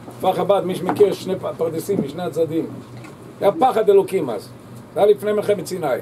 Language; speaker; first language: Hebrew; early bilingual, other home language; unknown